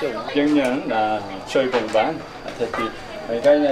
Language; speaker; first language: Vietnamese; non-native, learner; Korean